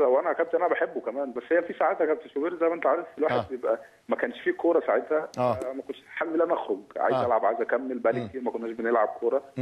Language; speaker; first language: Arabic; native; Arabic